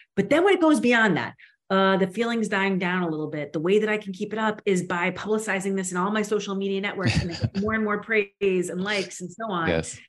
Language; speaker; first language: English; native; English